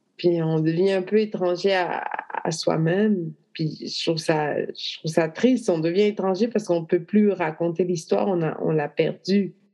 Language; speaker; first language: French; native; French